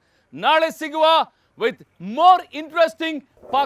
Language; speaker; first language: Kannada; native; Kannada